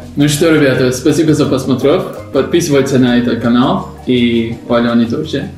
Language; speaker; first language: Russian; non-native, learner; English